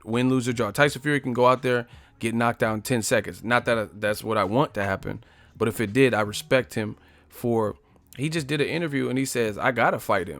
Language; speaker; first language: English; native; English